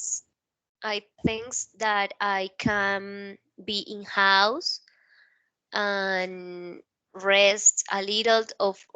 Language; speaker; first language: English; non-native, learner; Spanish